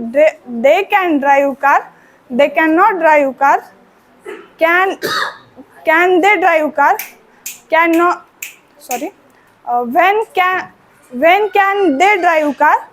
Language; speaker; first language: English; non-native, learner; Marathi